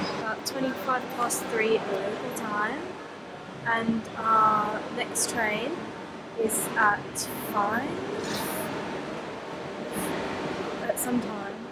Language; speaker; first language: English; native; English